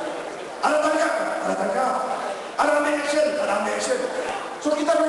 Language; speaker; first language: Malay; non-native, local second language; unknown